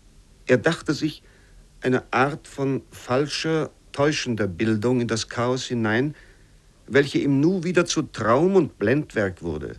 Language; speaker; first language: German; native; German